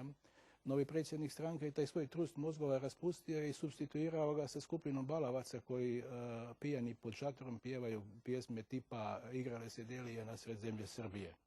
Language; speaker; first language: Croatian; native; Croatian